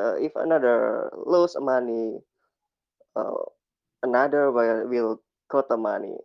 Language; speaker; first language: English; non-native, learner; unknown